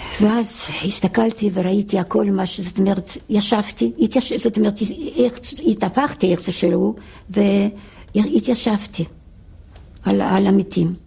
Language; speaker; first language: Hebrew; non-native, fluent; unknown